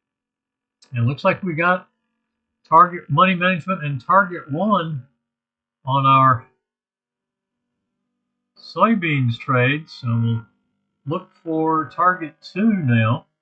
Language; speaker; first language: English; native; English